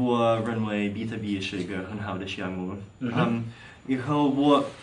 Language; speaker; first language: Chinese; non-native, learner; English